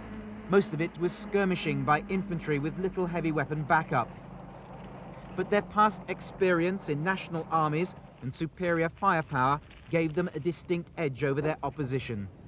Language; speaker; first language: English; native; English